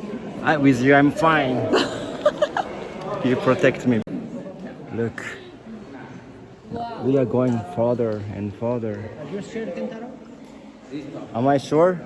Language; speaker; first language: English; non-native, learner; Japanese